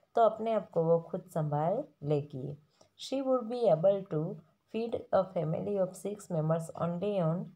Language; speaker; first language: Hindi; non-native, local second language; Gujarati